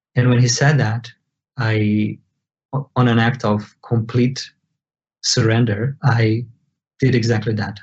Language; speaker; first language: English; non-native, fluent; Portuguese